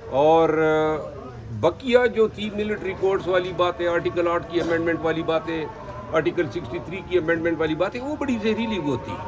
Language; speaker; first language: Urdu; non-native, local second language; Pashto